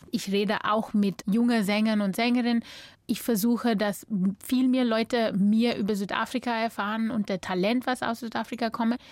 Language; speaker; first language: German; non-native, fluent; English